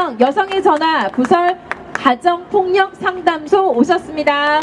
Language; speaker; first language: Korean; native; Korean